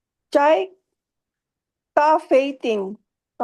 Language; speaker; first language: Chinese; non-native, learner; Hindi